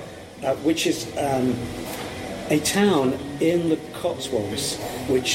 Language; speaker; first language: English; native; English